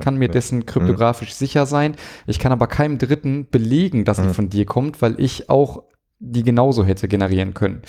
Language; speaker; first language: German; native; German